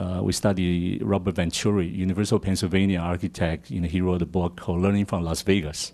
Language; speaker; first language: English; non-native, fluent; Chinese